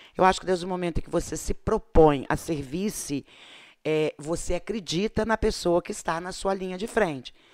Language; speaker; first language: Portuguese; native; Portuguese